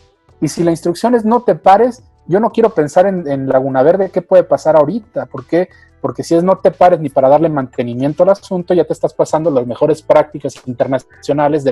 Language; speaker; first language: Spanish; native; Spanish